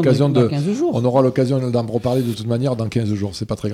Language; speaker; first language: French; native; French